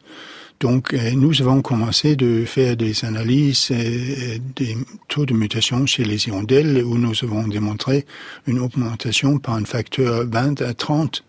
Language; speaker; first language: French; non-native, fluent; Danish